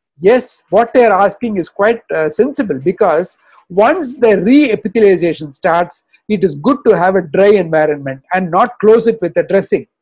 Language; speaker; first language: English; non-native, local second language; Tamil